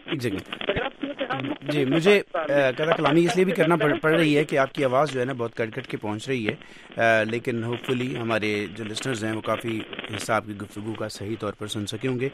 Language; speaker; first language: Urdu; native; Urdu